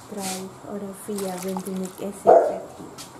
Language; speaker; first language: German; non-native, learner; Thai